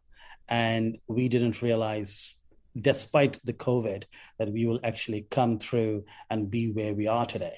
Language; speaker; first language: English; non-native, local second language; Bangla